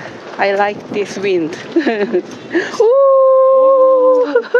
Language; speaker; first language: English; non-native, learner; Korean